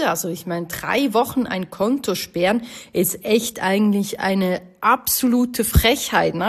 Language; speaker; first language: German; native; German